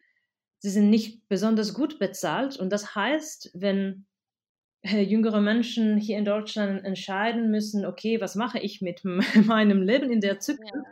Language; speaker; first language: German; non-native, fluent; Spanish